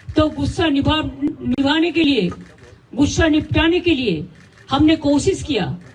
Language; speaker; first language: Hindi; non-native, local second language; Bangla